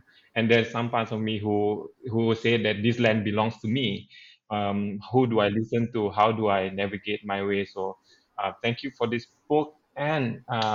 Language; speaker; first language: English; non-native, local second language; Malay